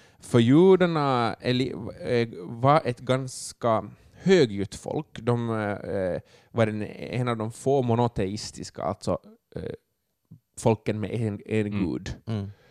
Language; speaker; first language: Swedish; native; Swedish